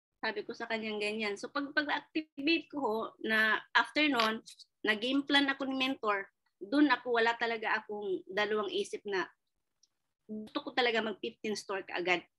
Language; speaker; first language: Filipino; non-native, local second language; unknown